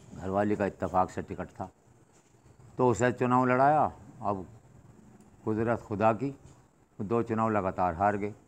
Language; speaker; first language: Hindi; native; Hindi